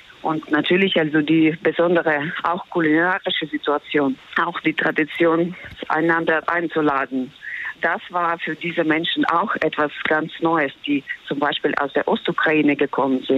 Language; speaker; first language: German; non-native, fluent; Ukrainian